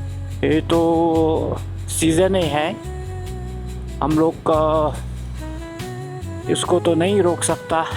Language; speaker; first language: Hindi; non-native, fluent; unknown